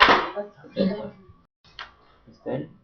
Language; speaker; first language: French; native; French